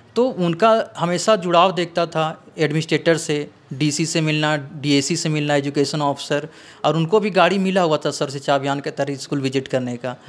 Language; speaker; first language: Hindi; native; Hindi